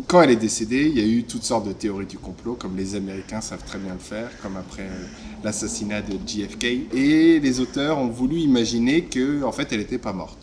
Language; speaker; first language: French; native; French